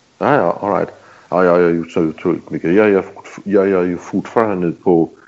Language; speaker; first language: Swedish; early bilingual, heritage; Swedish